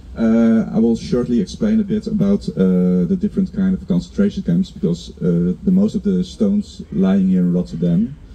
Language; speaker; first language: English; non-native, fluent; Dutch